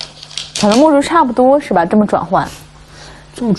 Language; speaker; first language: Chinese; native; Chinese